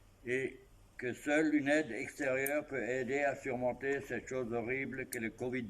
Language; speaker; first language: French; native; French